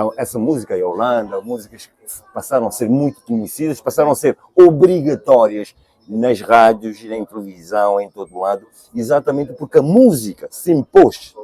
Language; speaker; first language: Portuguese; early bilingual, other home language; Kabuverdianu